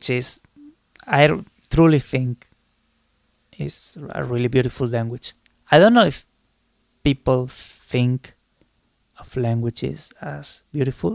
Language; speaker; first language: English; non-native, fluent; Spanish